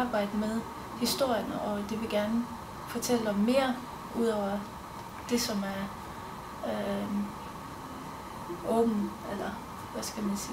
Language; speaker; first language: Danish; non-native, fluent; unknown